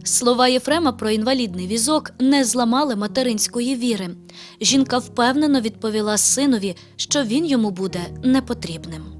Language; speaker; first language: Ukrainian; native; Ukrainian